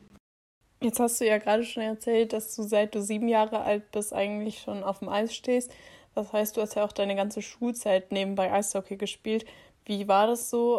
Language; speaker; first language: German; native; German